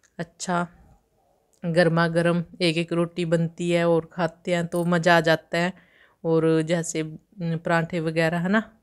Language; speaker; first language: Hindi; native; Hindi